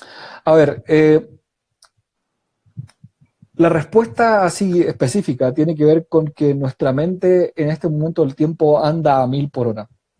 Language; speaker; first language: Spanish; native; Spanish